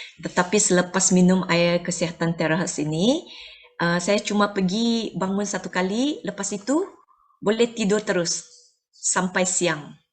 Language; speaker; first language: Malay; non-native, local second language; Chinese